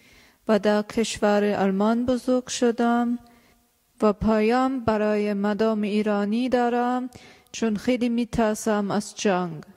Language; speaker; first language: Persian; early bilingual, heritage; German